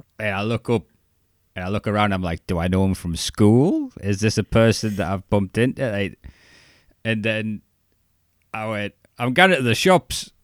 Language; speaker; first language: English; native; English